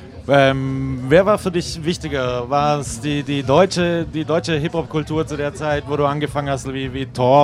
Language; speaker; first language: German; native; German